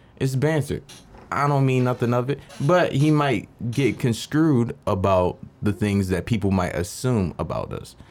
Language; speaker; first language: English; native; English